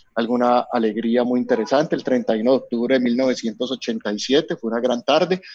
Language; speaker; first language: Spanish; native; Spanish